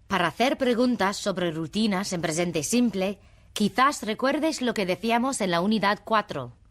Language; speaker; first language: Spanish; native; Spanish